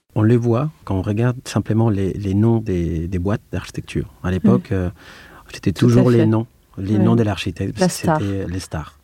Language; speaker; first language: French; non-native, fluent; Spanish